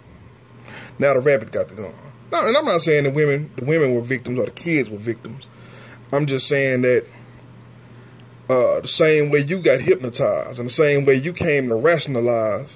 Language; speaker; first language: English; native; English